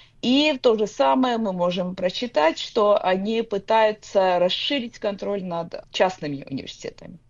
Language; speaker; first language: Russian; non-native, local second language; Georgian